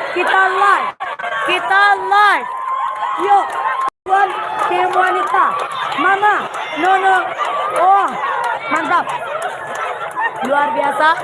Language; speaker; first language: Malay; non-native, local second language; Minangkabau